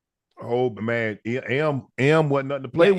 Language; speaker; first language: English; native; English